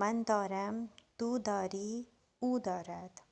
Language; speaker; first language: Persian; non-native, fluent; Urdu